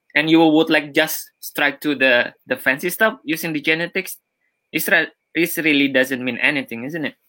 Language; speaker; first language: English; non-native, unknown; Indonesian